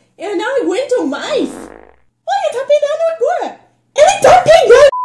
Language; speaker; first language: Portuguese; non-native, fluent; English